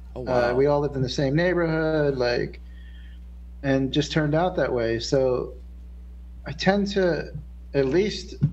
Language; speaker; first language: English; native; English